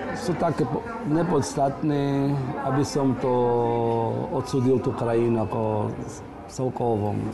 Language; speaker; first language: Slovak; non-native, learner; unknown